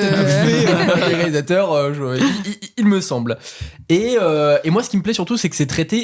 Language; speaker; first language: French; native; French